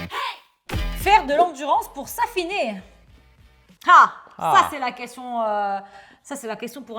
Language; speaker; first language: French; native; French